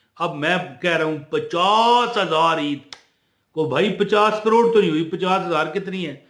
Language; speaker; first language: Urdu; non-native, local second language; Punjabi